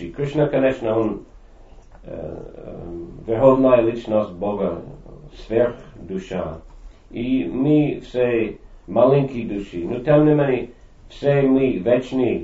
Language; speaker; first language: Russian; non-native, fluent; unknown